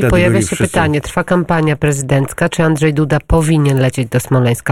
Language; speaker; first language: Polish; native; Polish